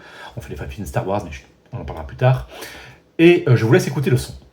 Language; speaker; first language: French; native; French